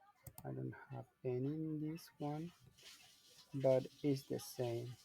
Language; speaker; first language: English; non-native, learner; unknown